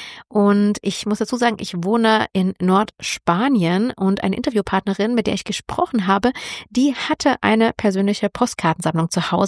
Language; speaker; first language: German; native; German